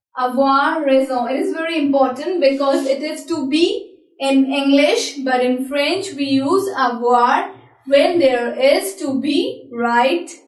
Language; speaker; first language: English; non-native, local second language; Hindi